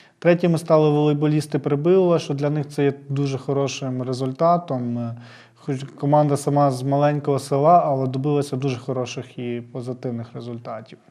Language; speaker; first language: Ukrainian; native; Ukrainian